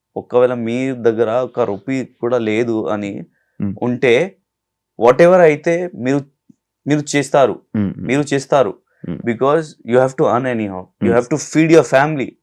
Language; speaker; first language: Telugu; non-native, learner; Hindi